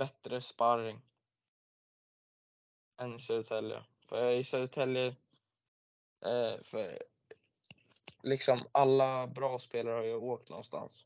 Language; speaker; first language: Swedish; native; Swedish